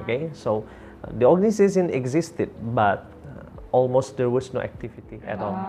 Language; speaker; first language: English; non-native, fluent; Indonesian